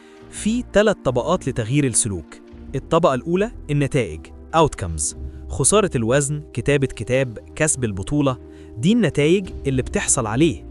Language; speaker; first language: Arabic; native; Arabic